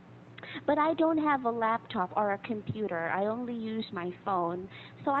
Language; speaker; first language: English; non-native, fluent; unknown